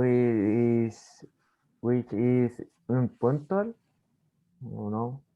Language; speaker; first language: English; non-native, learner; Spanish